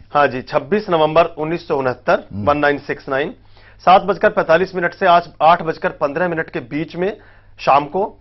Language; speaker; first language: Hindi; native; Hindi